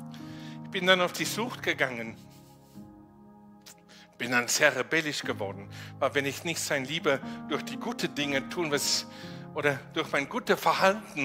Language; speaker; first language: German; non-native, fluent; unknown